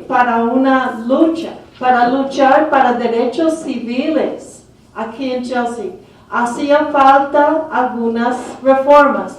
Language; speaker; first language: Spanish; early bilingual, heritage; Spanish